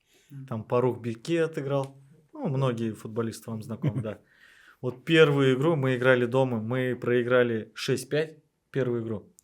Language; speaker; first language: Russian; native; Russian